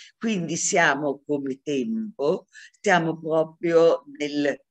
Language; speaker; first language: Italian; non-native, fluent; Hebrew